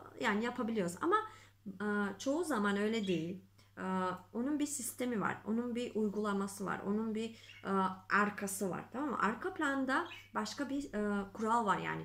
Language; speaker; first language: Turkish; non-native, fluent; Macedonian